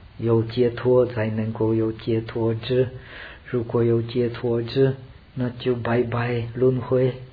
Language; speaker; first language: Chinese; non-native, fluent; Czech